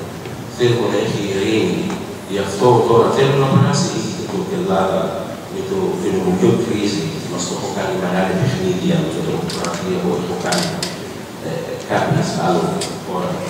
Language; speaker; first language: Greek; non-native, learner; Arabic